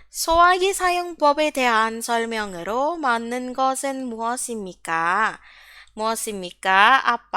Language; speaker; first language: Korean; non-native, fluent; Indonesian